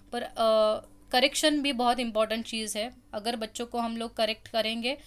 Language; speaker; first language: Hindi; non-native, local second language; Marathi